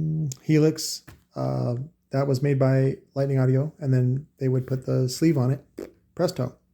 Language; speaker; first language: English; native; English